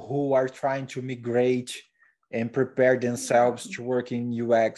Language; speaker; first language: English; non-native, learner; Portuguese